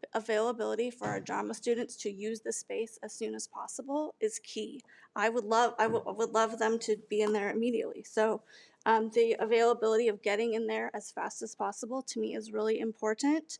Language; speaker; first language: English; native; English